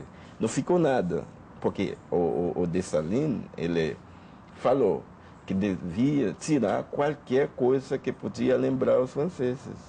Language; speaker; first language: Portuguese; non-native, fluent; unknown